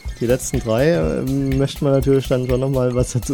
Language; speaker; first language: German; native; German